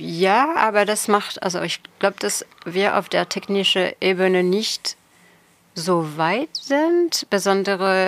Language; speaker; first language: German; non-native, fluent; French